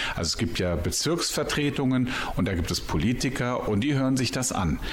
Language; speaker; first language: German; native; German